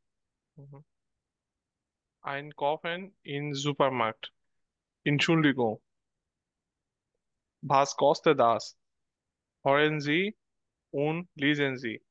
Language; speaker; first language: German; non-native, learner; Bangla